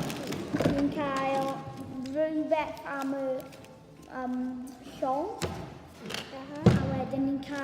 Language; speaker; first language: Welsh; non-native, local second language; English